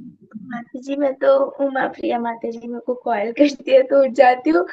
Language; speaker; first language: Hindi; native; Hindi